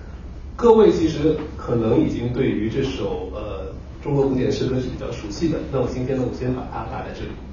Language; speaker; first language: Chinese; native; Chinese